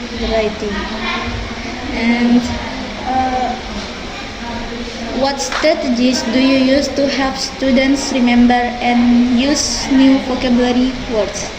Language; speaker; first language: English; non-native, learner; Indonesian